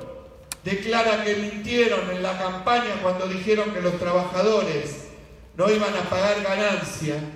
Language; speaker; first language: Spanish; native; Spanish